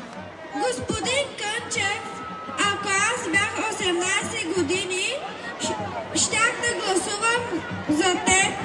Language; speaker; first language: Bulgarian; non-native, local second language; Romany